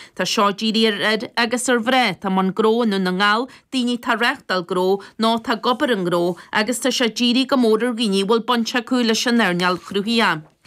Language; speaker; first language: Irish; native; Irish